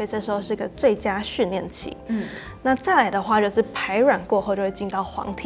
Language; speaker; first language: Chinese; native; Chinese